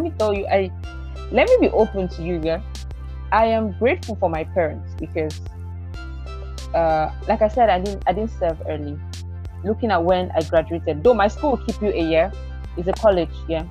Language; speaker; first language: English; non-native, local second language; Igbo